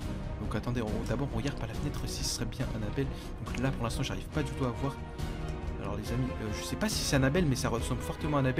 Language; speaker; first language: French; native; French